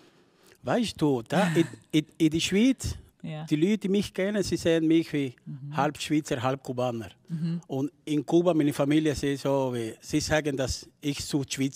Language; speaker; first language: German; non-native, fluent; Spanish